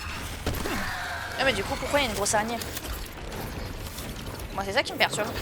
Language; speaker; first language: French; native; French